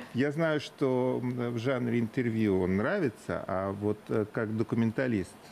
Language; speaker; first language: Russian; native; Russian